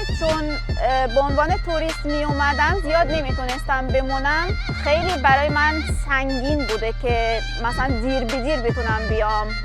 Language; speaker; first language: Persian; non-native, fluent; Arabic